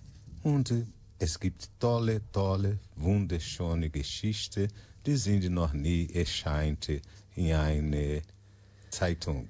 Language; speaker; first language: German; non-native, learner; Portuguese